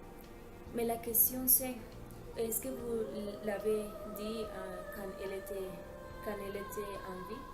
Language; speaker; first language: French; non-native, learner; Spanish